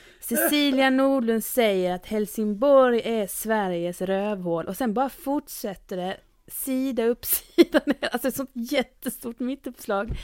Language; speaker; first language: Swedish; native; Swedish